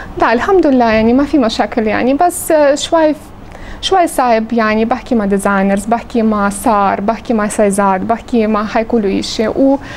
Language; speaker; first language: Arabic; non-native, learner; Ukrainian